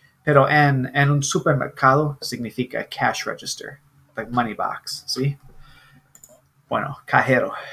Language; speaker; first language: Spanish; non-native, fluent; English